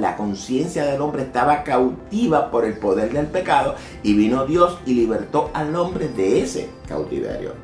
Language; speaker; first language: Spanish; native; Spanish